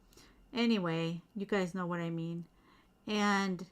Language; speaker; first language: English; native; English